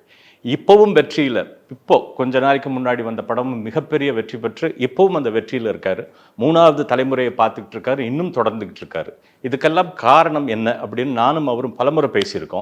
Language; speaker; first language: Tamil; native; Tamil